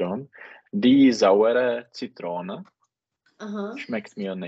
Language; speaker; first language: German; non-native, learner; Czech